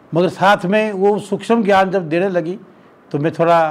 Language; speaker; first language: Hindi; native; Hindi